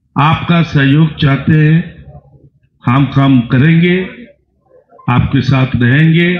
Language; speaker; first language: Hindi; non-native, local second language; Bangla